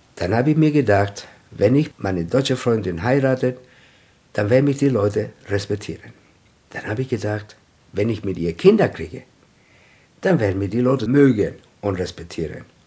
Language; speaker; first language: German; non-native, fluent; Italian